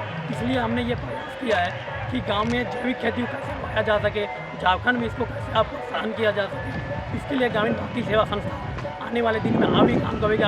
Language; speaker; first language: Hindi; native; Hindi